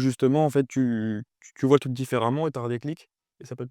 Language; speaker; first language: French; native; French